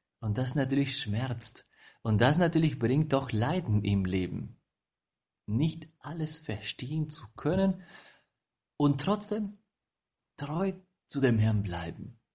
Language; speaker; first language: German; non-native, fluent; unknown